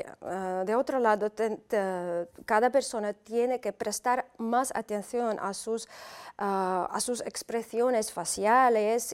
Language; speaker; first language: Spanish; non-native, fluent; Uzbek